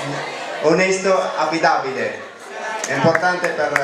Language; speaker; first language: Italian; non-native, learner; Filipino